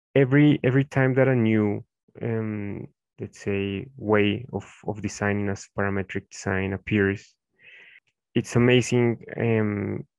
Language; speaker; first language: English; non-native, fluent; Spanish